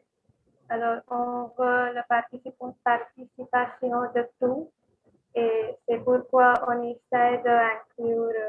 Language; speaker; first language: French; non-native, learner; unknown